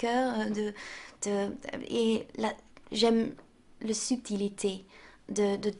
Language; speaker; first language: French; non-native, local second language; Dutch